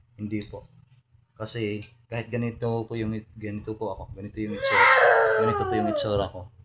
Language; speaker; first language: Filipino; non-native, local second language; Cebuano